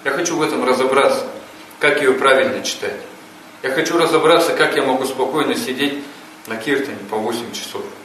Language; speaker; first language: Russian; native; Russian